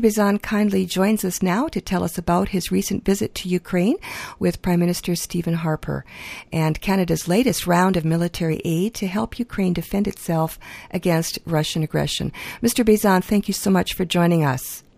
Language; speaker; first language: English; early bilingual, other home language; Ukrainian